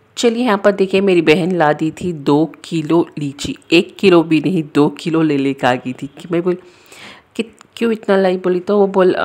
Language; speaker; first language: Hindi; native; Hindi